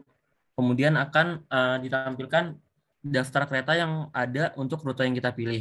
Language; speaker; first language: Indonesian; native; Indonesian